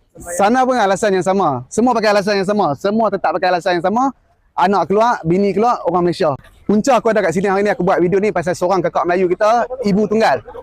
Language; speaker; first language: Malay; native; Malay